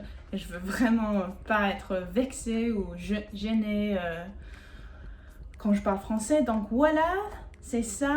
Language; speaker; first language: French; non-native, fluent; English